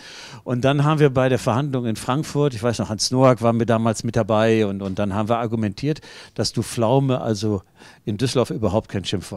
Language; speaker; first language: German; native; German